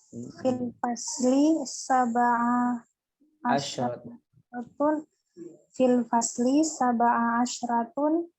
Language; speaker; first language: Arabic; non-native, learner; Indonesian